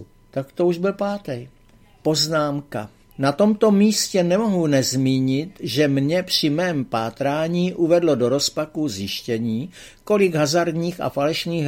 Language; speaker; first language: Czech; native; Czech